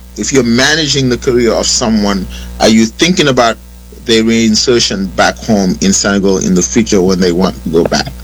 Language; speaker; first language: English; non-native, fluent; Wolof